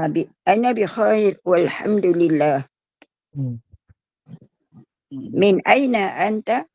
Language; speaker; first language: Arabic; non-native, learner; Malay